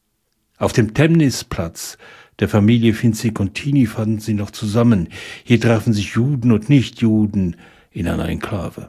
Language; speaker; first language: German; native; German